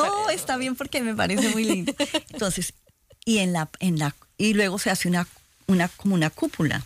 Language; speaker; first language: Spanish; native; Spanish